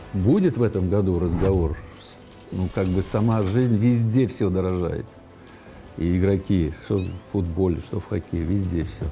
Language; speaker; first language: Russian; native; Russian